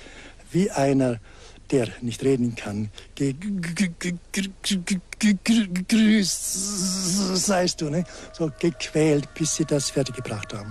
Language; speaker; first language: German; native; German